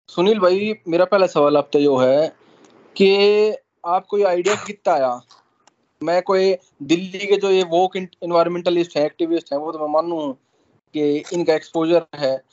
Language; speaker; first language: Hindi; native; Hindi